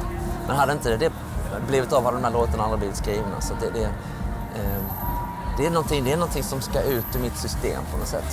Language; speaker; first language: Swedish; native; Swedish